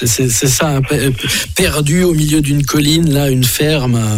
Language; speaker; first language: French; native; French